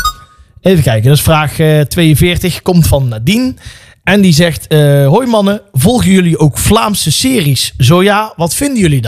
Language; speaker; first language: Dutch; native; Dutch